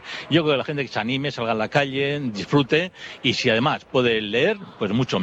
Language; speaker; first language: Spanish; native; Spanish